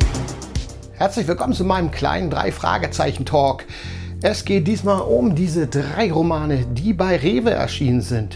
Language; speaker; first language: German; native; German